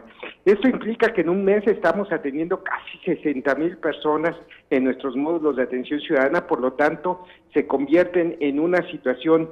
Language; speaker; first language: Spanish; native; Spanish